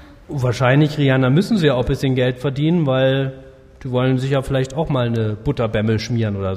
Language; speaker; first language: German; native; German